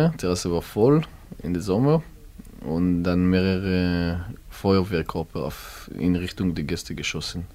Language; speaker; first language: German; non-native, learner; Hebrew